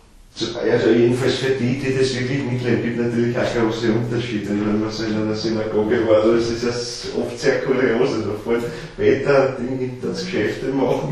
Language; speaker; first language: German; native; German